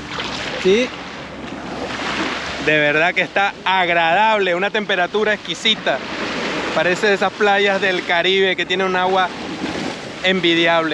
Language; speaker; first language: Spanish; native; Spanish